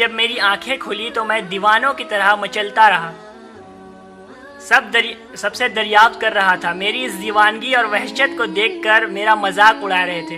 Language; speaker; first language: Urdu; native; Urdu